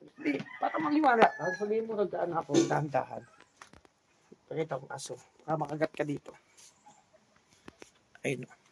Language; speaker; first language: Filipino; non-native, local second language; Cebuano